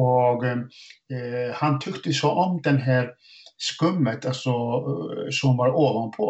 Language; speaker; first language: Swedish; non-native, fluent; Icelandic